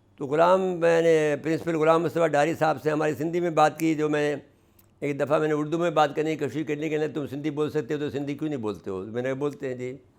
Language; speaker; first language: Urdu; native; Urdu